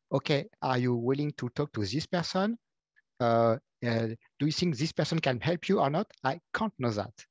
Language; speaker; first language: English; non-native, fluent; French